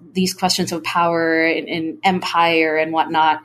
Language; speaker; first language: English; non-native, local second language; Filipino